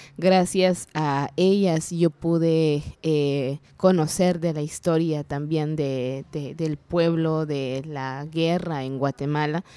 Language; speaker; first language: Spanish; non-native, local second language; Kaqchikel